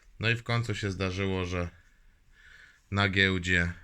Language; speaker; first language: Polish; native; Polish